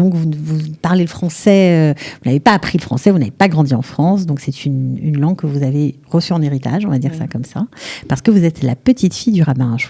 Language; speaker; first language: French; native; French